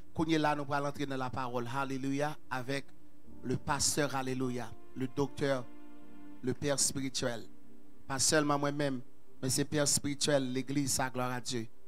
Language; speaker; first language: French; native; French